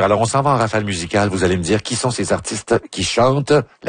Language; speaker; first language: French; native; French